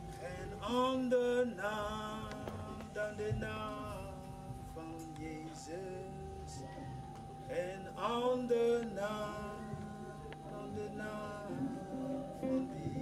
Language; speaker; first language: Dutch; non-native, fluent; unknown